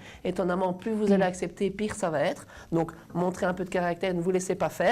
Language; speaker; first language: French; native; French